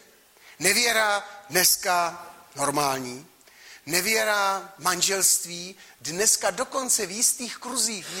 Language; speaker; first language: Czech; native; Czech